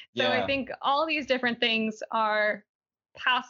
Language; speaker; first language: English; native; English